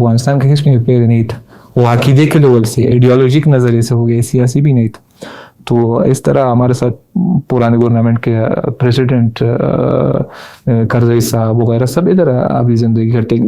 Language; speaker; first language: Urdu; non-native, learner; Pashto